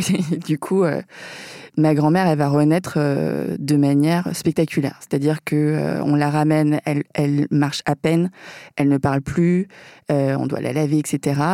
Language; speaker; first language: French; early bilingual, other home language; Vietnamese